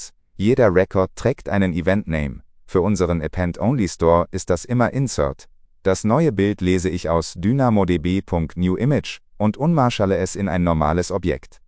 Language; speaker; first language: German; native; German